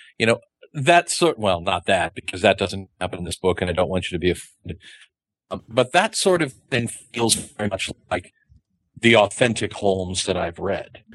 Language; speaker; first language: English; native; English